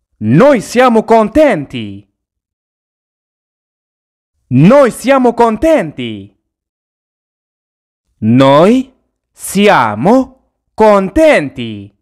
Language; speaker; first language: Italian; non-native, learner; Arabic